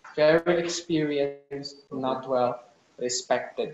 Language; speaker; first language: English; non-native, fluent; Indonesian